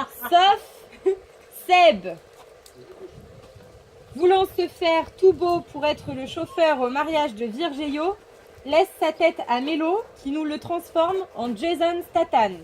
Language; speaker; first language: French; native; French